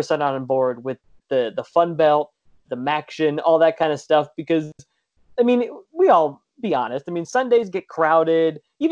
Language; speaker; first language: English; native; English